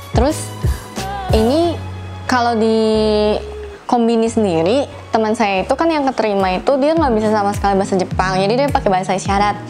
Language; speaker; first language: Indonesian; native; Indonesian